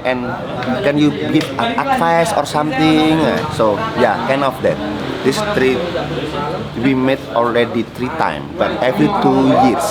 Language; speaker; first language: English; non-native, learner; Indonesian